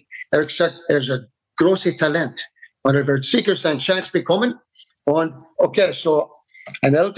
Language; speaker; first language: German; non-native, fluent; English